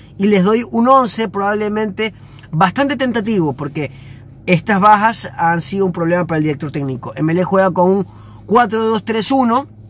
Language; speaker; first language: Spanish; native; Spanish